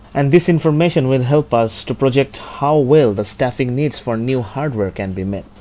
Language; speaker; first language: English; non-native, local second language; Bangla